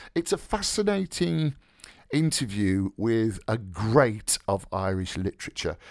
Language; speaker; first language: English; native; English